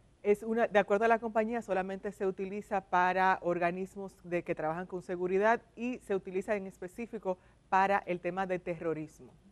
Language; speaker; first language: Spanish; native; Spanish